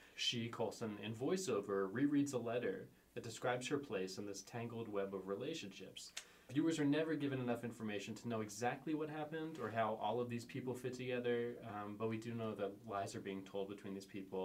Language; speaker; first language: English; native; English